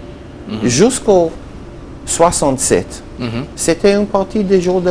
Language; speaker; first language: French; non-native, learner; Hebrew